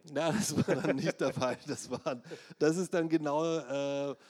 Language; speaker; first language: German; native; German